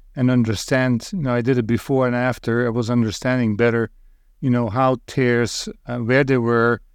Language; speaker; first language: English; non-native, fluent; Dutch